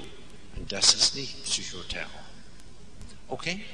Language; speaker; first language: German; non-native, fluent; English